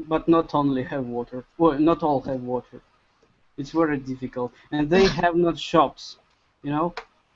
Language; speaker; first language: English; non-native, learner; Russian